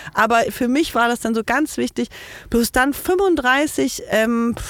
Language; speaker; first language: German; native; German